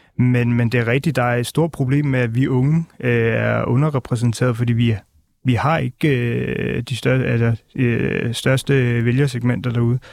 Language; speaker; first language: Danish; early bilingual, other home language; Punjabi